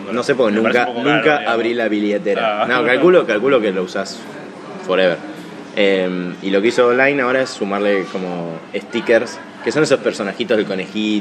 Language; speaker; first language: Spanish; native; Spanish